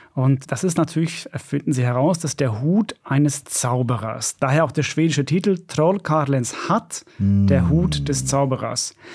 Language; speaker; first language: German; non-native, fluent; Swedish